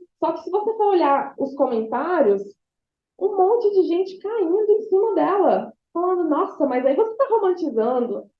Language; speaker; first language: Portuguese; native; Portuguese